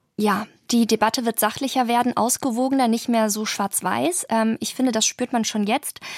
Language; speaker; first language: German; early bilingual, other home language; Polish